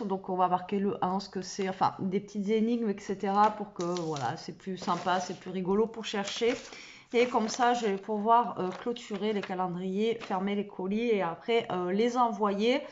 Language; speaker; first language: French; native; French